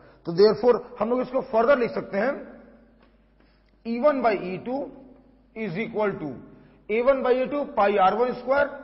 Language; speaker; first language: Hindi; native; Hindi